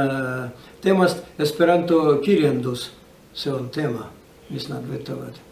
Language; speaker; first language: Estonian; non-native, learner; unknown